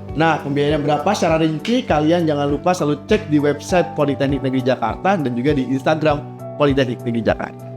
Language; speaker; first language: Indonesian; native; Indonesian